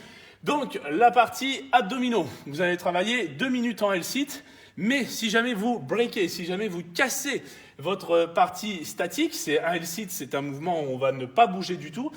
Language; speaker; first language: French; native; French